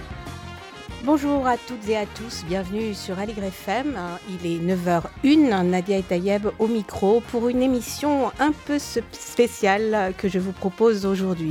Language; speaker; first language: French; native; French